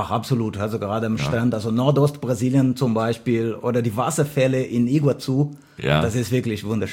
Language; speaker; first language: German; non-native, fluent; Portuguese